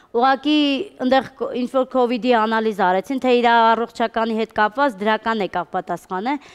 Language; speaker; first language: Armenian; native; Armenian